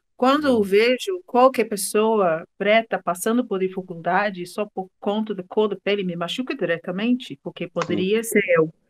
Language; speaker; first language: Portuguese; non-native, fluent; English